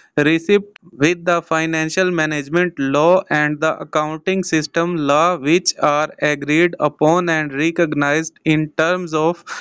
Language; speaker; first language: English; non-native, local second language; Urdu